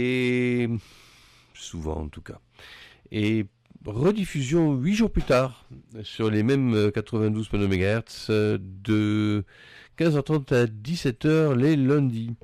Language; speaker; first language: French; native; French